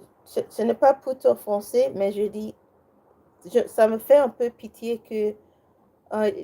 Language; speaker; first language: French; non-native, learner; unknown